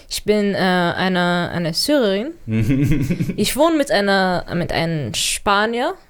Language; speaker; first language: German; early bilingual, other home language; Arabic